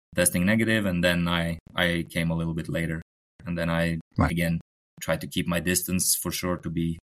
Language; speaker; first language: English; non-native, fluent; Norwegian